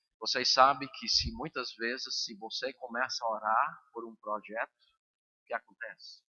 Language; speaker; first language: Portuguese; early bilingual, other home language; English